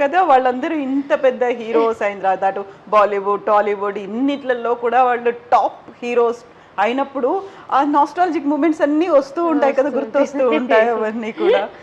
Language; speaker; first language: Telugu; native; Telugu